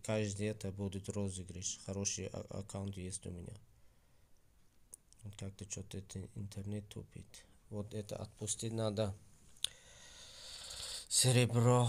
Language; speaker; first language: Russian; non-native, fluent; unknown